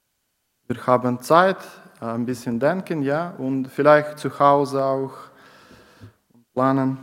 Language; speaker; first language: German; non-native, learner; Ukrainian